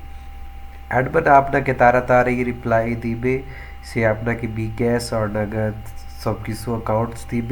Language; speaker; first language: Bangla; non-native, fluent; Urdu